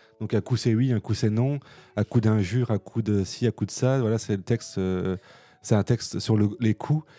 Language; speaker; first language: French; native; French